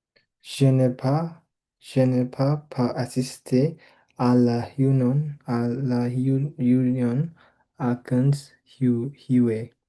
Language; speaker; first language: French; non-native, learner; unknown